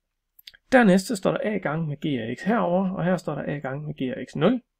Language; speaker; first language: Danish; native; Danish